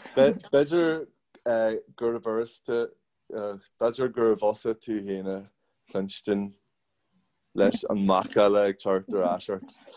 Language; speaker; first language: Irish; non-native, local second language; English